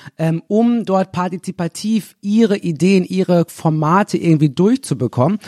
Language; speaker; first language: German; native; German